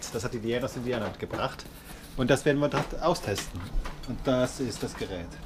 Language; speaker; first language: German; native; German